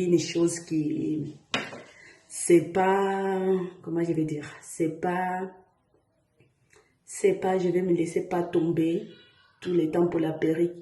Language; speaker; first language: French; non-native, learner; Portuguese